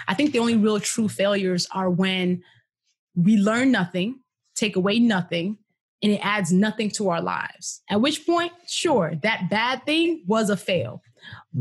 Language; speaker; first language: English; non-native, local second language; Yoruba